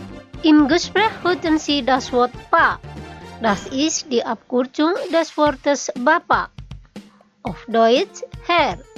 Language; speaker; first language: German; non-native, fluent; Indonesian